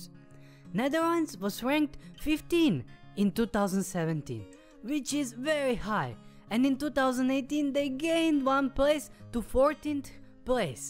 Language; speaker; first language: English; non-native, fluent; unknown